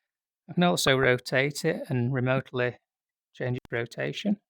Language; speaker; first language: English; native; English